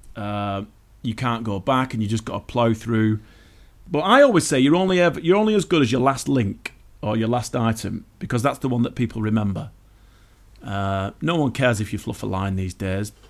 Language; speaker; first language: English; native; English